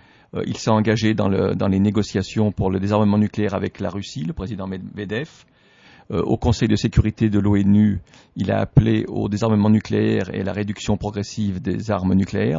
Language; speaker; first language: French; native; French